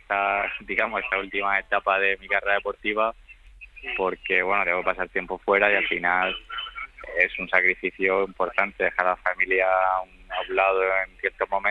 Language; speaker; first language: Spanish; native; Spanish